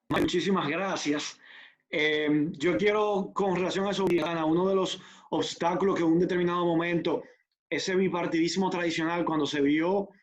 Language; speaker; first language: Spanish; native; Spanish